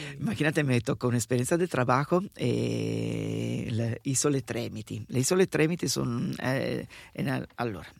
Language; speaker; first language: Spanish; non-native, fluent; Italian